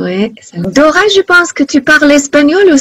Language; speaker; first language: French; non-native, learner; Chinese